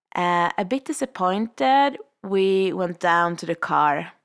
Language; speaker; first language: English; non-native, fluent; Swedish